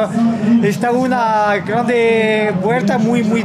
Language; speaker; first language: Spanish; non-native, learner; French